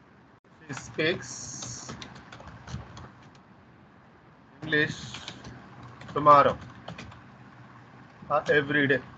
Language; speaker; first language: English; non-native, learner; Telugu